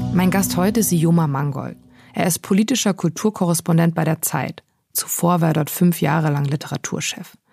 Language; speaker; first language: German; native; German